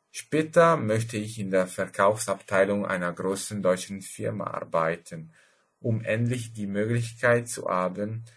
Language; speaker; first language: German; non-native, fluent; Italian